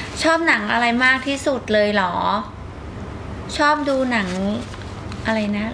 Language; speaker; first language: Thai; native; Thai